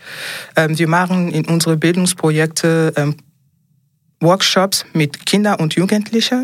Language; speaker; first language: German; non-native, fluent; French